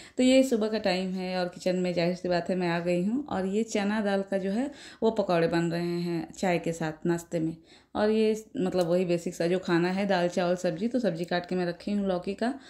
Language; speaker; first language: Hindi; native; Hindi